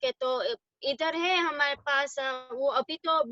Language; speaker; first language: Hindi; non-native, local second language; Gujarati